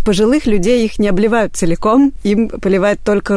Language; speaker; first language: Russian; native; Russian